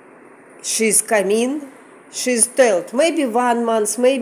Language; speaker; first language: English; non-native, learner; Russian